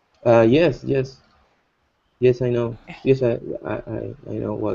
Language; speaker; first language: English; non-native, learner; Spanish